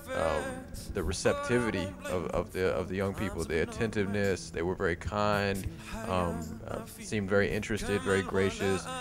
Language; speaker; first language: English; native; English